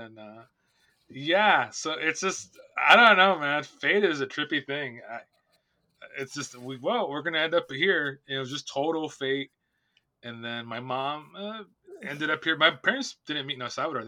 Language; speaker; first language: English; native; English